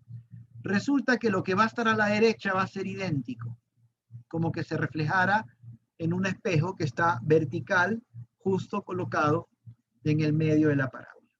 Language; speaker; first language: Spanish; native; Spanish